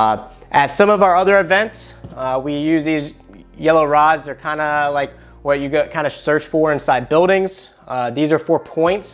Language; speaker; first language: English; native; English